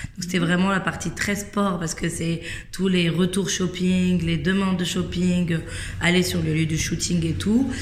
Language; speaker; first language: French; native; French